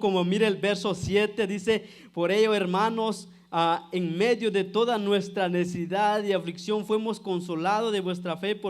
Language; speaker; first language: Spanish; native; Spanish